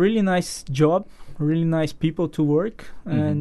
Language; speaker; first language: English; non-native, fluent; Portuguese